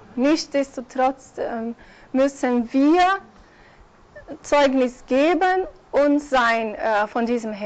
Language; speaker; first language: German; non-native, fluent; Portuguese